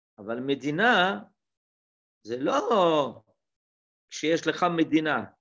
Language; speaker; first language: Hebrew; non-native, fluent; French